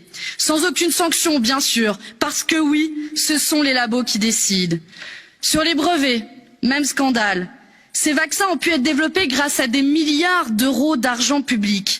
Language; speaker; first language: French; native; French